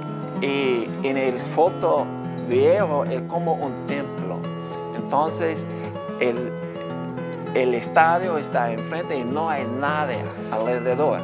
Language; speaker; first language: Spanish; non-native, learner; English